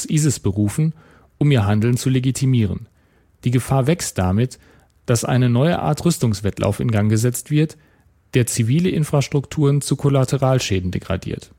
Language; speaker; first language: German; native; German